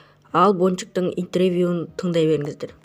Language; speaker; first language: Kazakh; native; Kazakh